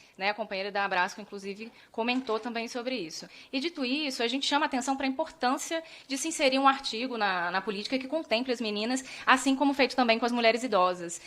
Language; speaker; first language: Portuguese; native; Portuguese